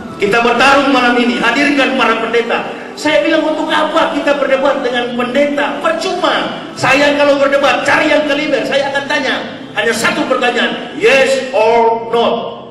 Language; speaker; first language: Indonesian; native; Indonesian